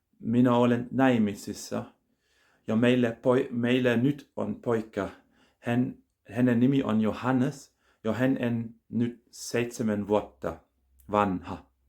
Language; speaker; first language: Finnish; non-native, learner; German